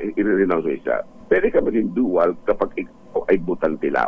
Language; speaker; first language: Filipino; native; Filipino